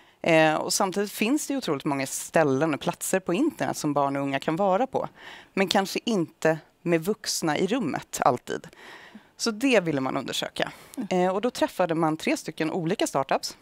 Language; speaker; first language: Swedish; native; Swedish